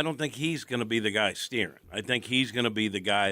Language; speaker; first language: English; native; English